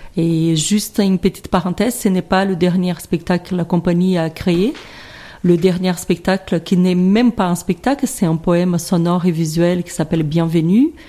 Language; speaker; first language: French; non-native, fluent; Portuguese